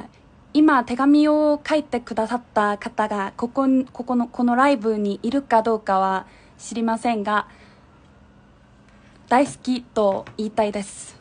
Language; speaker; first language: Japanese; non-native, fluent; Korean